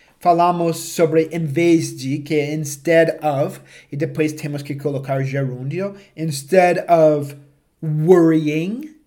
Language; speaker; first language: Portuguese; non-native, fluent; English